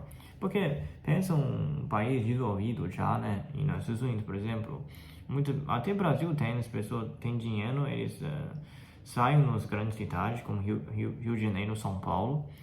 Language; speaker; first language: Portuguese; non-native, fluent; Chinese